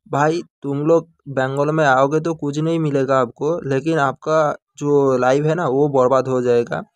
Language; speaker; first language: Hindi; non-native, local second language; Bangla